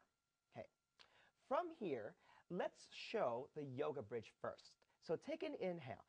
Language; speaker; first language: English; native; English